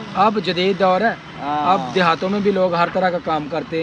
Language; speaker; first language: Hindi; non-native, local second language; Punjabi